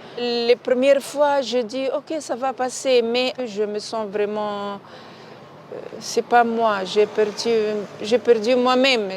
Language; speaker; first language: French; non-native, local second language; Arabic